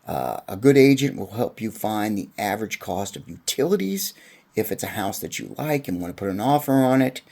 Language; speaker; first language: English; native; English